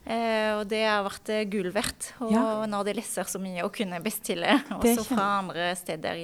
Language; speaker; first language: Norwegian; non-native, fluent; French